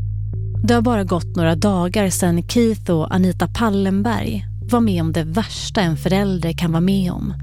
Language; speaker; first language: Swedish; native; Swedish